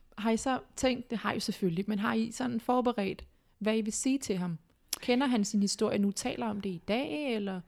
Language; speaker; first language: Danish; native; Danish